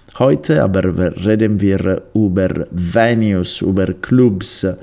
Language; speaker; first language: German; non-native, learner; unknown